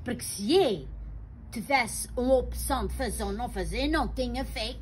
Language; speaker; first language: Portuguese; native; Portuguese